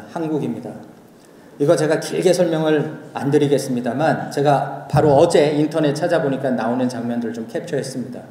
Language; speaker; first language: Korean; native; Korean